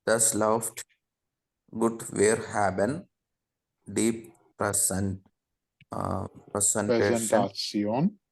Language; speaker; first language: German; non-native, learner; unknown